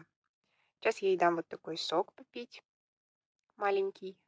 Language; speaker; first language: Russian; native; Russian